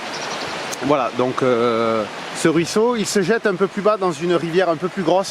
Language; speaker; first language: French; native; French